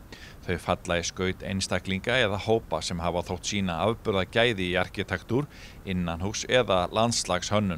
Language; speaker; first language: Icelandic; native; Icelandic